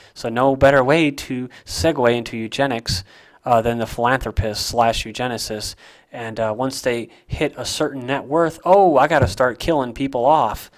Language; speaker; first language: English; native; English